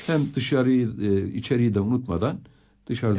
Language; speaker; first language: Turkish; native; Turkish